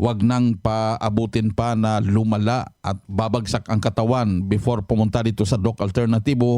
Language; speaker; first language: Filipino; native; Filipino